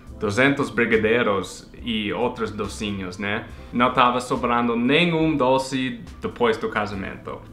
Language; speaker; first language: Portuguese; non-native, fluent; English